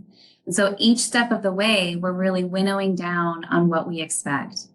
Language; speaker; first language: English; native; English